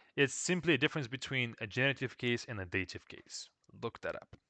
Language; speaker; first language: English; non-native, fluent; Russian